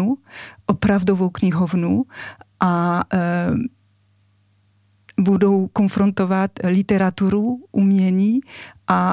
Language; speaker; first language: Czech; non-native, fluent; French